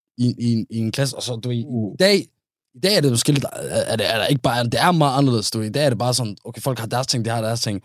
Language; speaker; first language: Danish; early bilingual, other home language; Somali